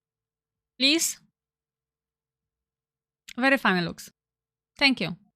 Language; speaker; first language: English; non-native, learner; Polish